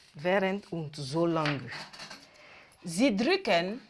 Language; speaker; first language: German; non-native, fluent; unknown